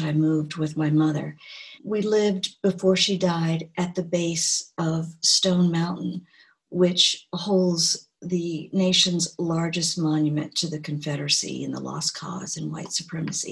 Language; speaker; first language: English; native; English